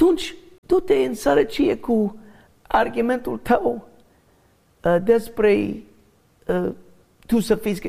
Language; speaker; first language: Romanian; non-native, learner; English